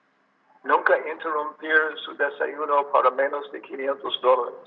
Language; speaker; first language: Spanish; non-native, learner; English